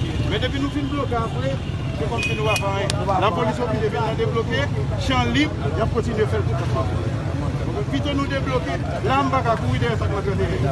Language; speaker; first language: French; non-native, learner; Haitian Creole